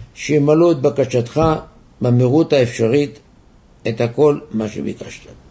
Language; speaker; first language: Hebrew; native; Hebrew